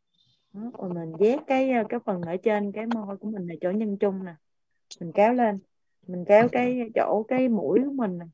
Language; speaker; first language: Vietnamese; native; Vietnamese